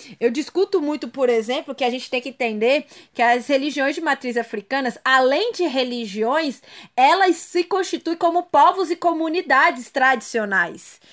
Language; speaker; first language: Portuguese; native; Portuguese